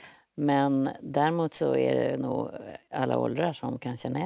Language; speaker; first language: Swedish; native; Swedish